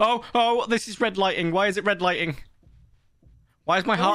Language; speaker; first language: English; native; English